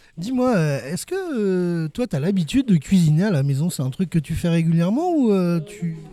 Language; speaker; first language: French; native; French